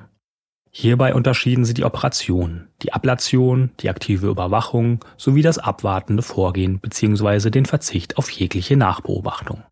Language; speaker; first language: German; native; German